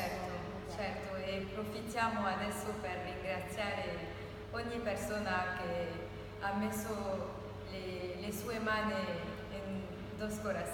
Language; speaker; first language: Italian; non-native, learner; Arabic